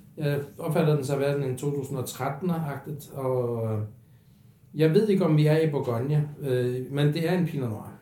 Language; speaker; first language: Danish; native; Danish